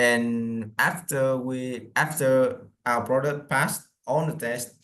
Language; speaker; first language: English; non-native, learner; Vietnamese